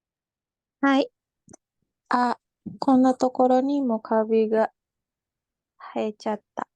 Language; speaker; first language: Japanese; non-native, learner; Indonesian